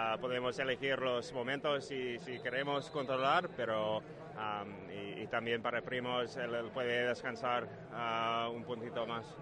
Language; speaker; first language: Spanish; non-native, learner; English